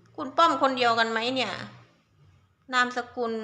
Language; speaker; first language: Thai; native; Thai